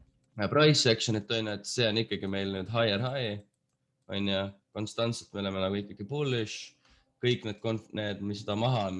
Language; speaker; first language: Estonian; native; Estonian